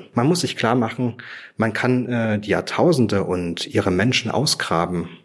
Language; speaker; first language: German; native; German